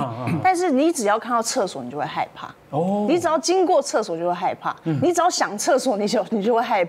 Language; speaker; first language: Chinese; native; Chinese